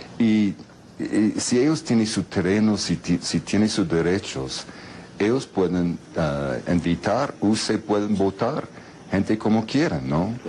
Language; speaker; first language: Spanish; non-native, fluent; English